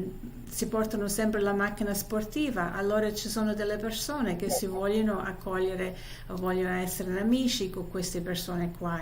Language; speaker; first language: Italian; early bilingual, heritage; Italian